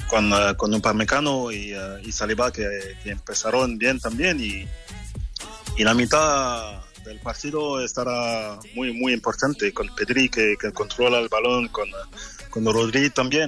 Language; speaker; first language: Spanish; non-native, fluent; French